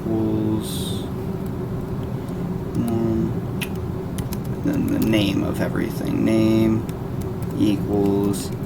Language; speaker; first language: English; native; English